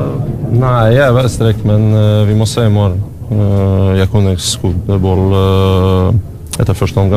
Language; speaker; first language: Norwegian; non-native, learner; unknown